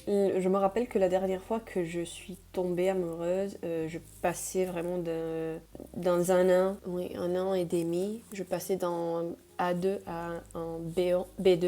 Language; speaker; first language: French; non-native, fluent; Spanish